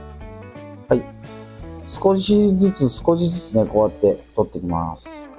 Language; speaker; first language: Japanese; native; Japanese